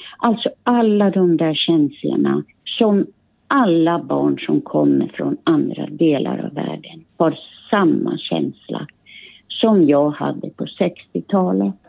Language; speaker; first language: Swedish; early bilingual, other home language; Finnish